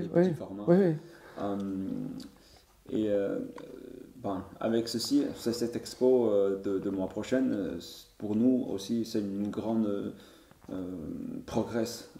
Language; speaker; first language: French; non-native, learner; Chinese